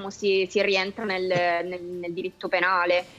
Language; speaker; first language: Italian; native; Italian